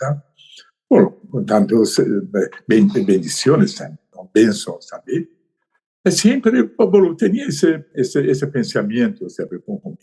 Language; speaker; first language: Portuguese; non-native, learner; Persian